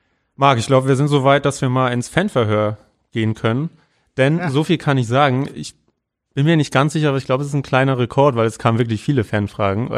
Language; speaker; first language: German; native; German